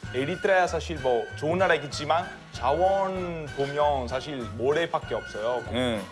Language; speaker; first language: Korean; non-native, fluent; Italian